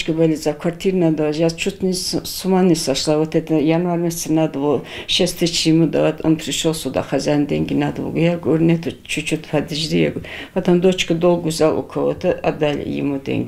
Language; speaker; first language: Russian; non-native, local second language; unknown